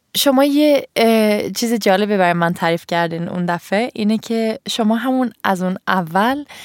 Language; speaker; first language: Persian; early bilingual, heritage; Persian